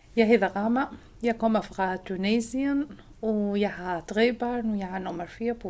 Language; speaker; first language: Danish; non-native, local second language; Arabic